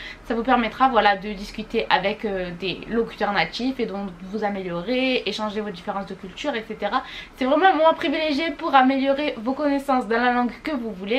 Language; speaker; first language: French; native; French